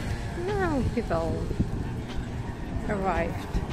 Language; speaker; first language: English; non-native, learner; Russian